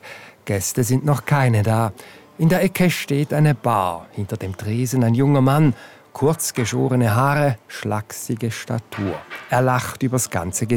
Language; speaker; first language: German; native; German